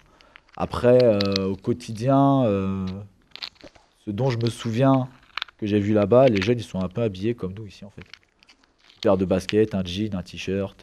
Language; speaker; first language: French; early bilingual, other home language; Kabyle